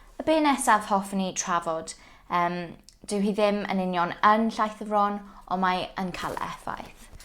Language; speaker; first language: Welsh; non-native, local second language; English